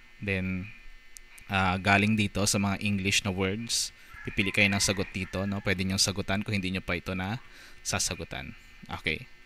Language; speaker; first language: Filipino; native; Filipino